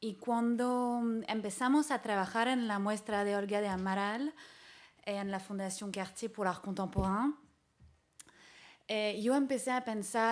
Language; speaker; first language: Spanish; non-native, fluent; French